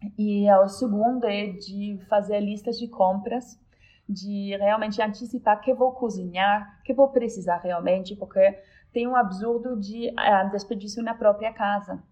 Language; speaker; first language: Portuguese; non-native, fluent; Polish